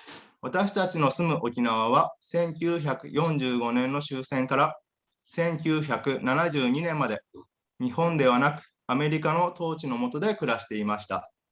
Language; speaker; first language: Japanese; native; Japanese